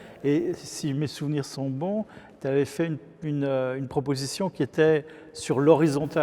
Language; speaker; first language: French; native; French